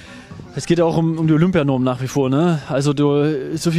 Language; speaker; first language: German; native; German